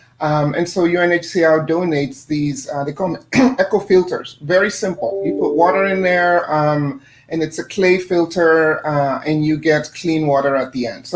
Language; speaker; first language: English; non-native, fluent; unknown